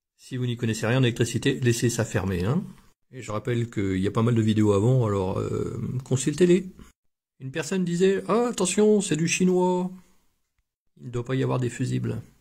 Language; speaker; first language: French; native; French